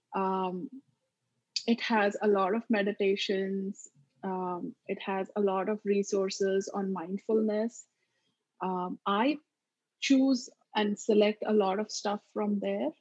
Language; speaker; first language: English; non-native, local second language; Marathi